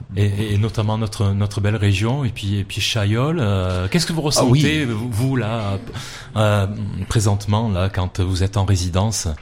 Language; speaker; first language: French; native; French